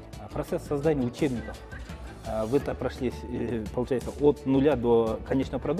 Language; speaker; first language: Russian; non-native, local second language; Kyrgyz